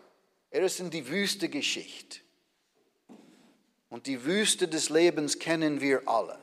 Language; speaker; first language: German; non-native, fluent; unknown